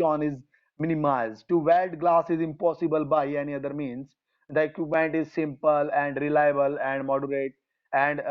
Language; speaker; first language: English; non-native, local second language; Hindi